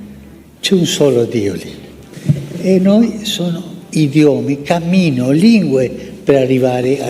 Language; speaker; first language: Italian; non-native, fluent; Spanish